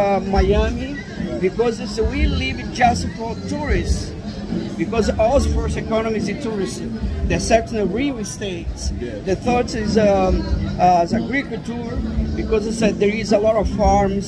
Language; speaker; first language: English; non-native, learner; Portuguese